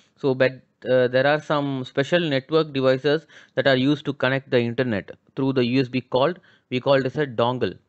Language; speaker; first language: English; non-native, local second language; Tamil